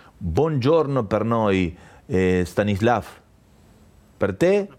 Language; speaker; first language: Italian; non-native, fluent; Spanish